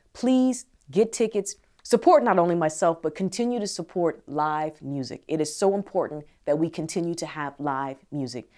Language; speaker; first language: English; native; English